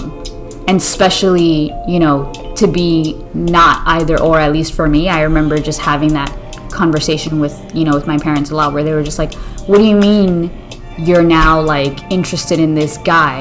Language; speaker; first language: English; early bilingual, other home language; Spanish